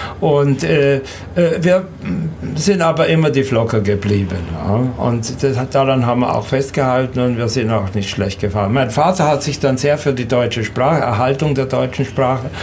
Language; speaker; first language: German; native; German